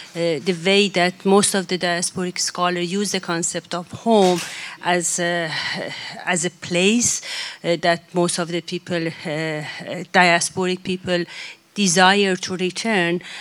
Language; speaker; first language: English; non-native, fluent; Persian